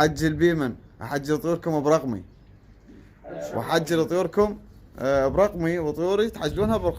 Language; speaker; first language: Arabic; native; Arabic